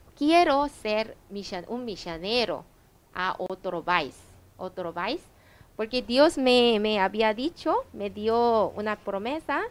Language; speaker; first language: Spanish; non-native, learner; Korean